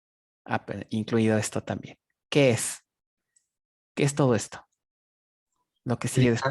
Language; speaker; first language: Spanish; native; Spanish